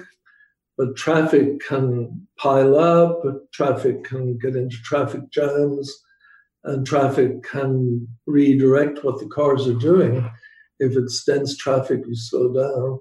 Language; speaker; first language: English; native; English